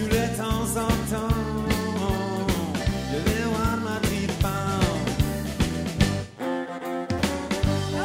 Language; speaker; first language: French; native; French